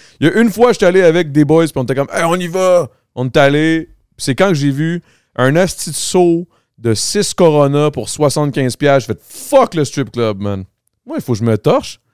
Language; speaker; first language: French; native; French